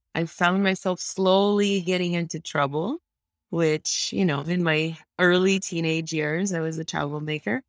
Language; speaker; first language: English; early bilingual, other home language; Russian